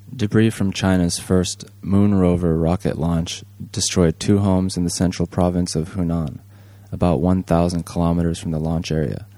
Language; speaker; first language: English; native; English